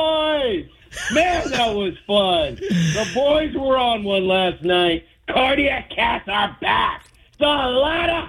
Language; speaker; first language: English; native; English